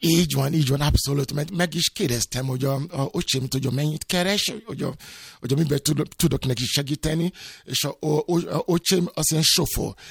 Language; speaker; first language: Hungarian; non-native, learner; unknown